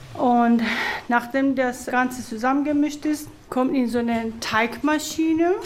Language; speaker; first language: German; non-native, fluent; Persian